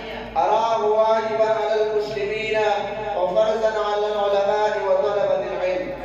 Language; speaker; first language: Arabic; non-native, fluent; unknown